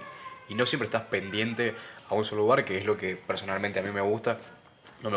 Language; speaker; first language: Spanish; native; Spanish